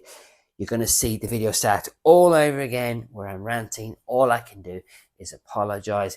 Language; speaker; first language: English; native; English